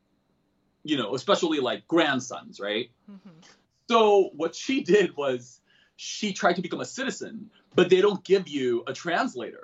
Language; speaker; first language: English; early bilingual, other home language; Korean